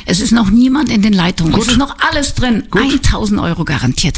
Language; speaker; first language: German; native; German